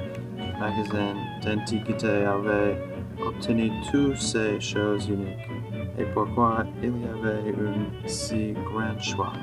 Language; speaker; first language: French; non-native, learner; English